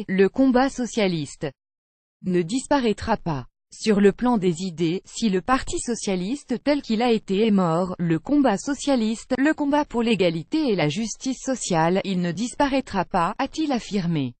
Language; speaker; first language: French; native; French